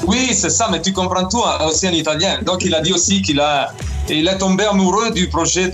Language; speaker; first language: French; non-native, fluent; Italian